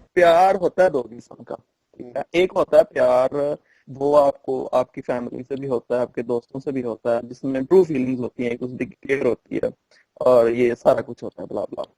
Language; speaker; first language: Urdu; non-native, local second language; Punjabi